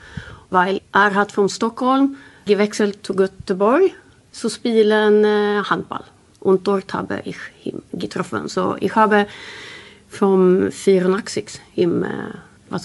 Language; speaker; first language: German; non-native, learner; Swedish